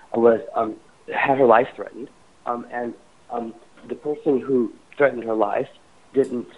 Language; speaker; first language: English; native; English